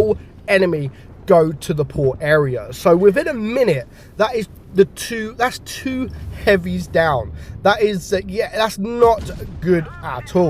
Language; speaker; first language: English; native; English